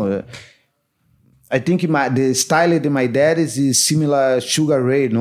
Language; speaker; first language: English; non-native, learner; Portuguese